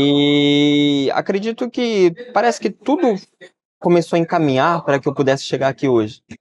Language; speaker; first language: Portuguese; early bilingual, heritage; Portuguese